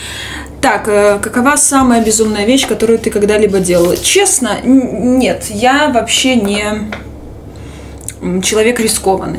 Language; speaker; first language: Russian; native; Russian